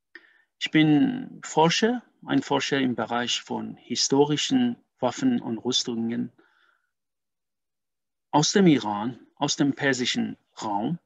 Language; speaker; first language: German; non-native, fluent; Persian